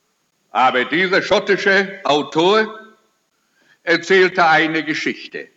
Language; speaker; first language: German; early bilingual, heritage; German